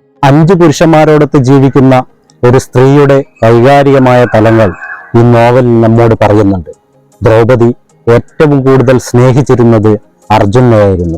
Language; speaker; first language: Malayalam; native; Malayalam